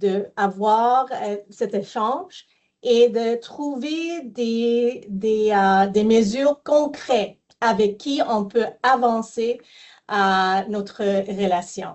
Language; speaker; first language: French; non-native, fluent; English